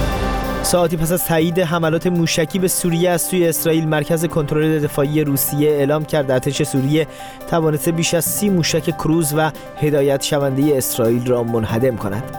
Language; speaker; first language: Persian; native; Persian